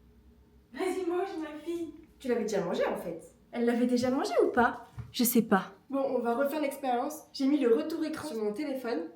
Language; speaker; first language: French; native; French